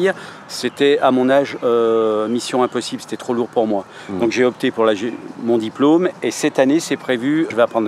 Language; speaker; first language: French; native; French